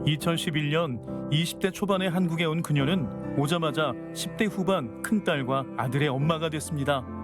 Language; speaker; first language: Korean; native; Korean